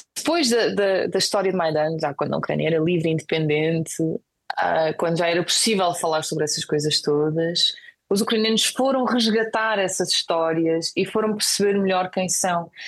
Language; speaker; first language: Portuguese; early bilingual, other home language; Ukrainian